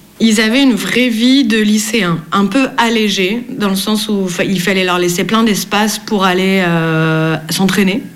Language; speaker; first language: French; native; French